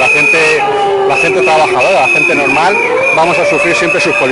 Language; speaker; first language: Spanish; non-native, local second language; Catalan